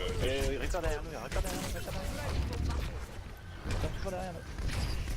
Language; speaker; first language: French; native; French